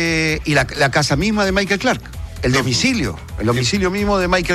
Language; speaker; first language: Spanish; native; Spanish